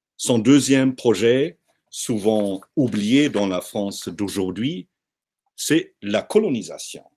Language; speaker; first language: French; non-native, fluent; German